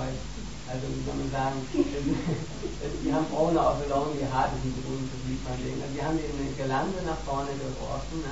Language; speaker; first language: German; native; German